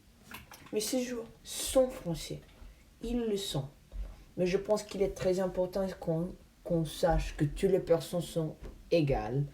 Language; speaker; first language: French; non-native, learner; English